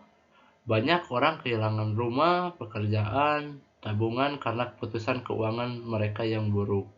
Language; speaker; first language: Indonesian; native; Indonesian